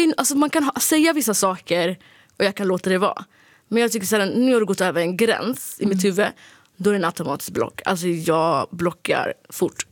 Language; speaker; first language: Swedish; early bilingual, other home language; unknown